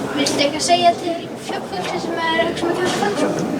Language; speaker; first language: Icelandic; native; Icelandic